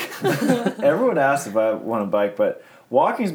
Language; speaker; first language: English; native; English